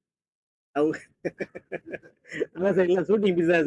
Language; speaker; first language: Tamil; native; Tamil